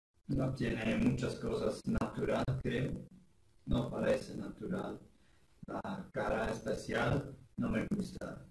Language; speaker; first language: Spanish; non-native, learner; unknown